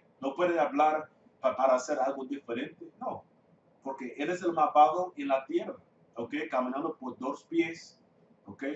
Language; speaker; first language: Spanish; non-native, fluent; English